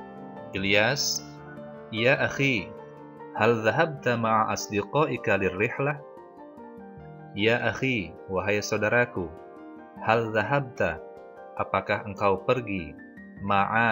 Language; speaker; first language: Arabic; non-native, fluent; Indonesian